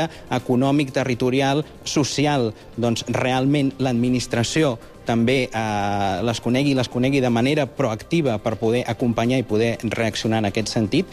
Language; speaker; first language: Catalan; native; Catalan